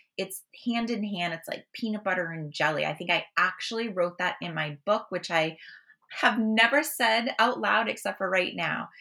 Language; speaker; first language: English; native; English